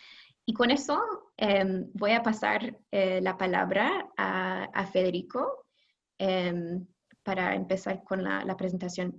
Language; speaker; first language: Spanish; non-native, fluent; English